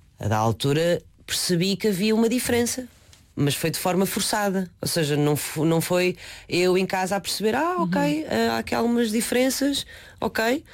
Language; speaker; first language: Portuguese; early bilingual, other home language; Chinese